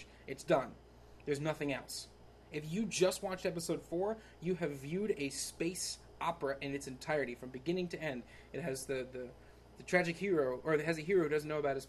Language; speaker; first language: English; native; English